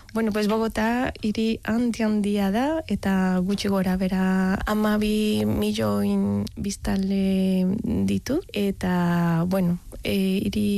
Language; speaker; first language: Basque; non-native, fluent; Spanish